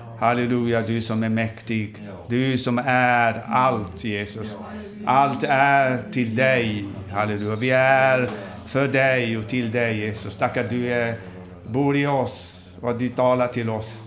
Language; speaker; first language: Swedish; non-native, fluent; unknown